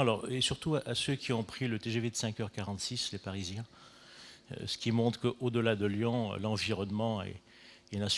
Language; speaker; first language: French; native; French